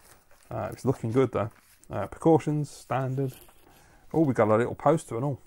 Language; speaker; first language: English; native; English